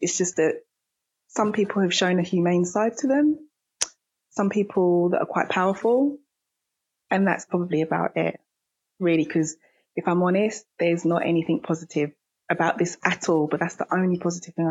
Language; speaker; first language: English; native; English